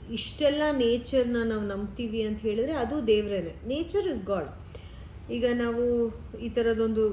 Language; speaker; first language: Kannada; non-native, local second language; Kodava